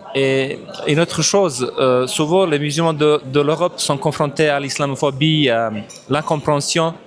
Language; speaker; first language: French; non-native, fluent; Bosnian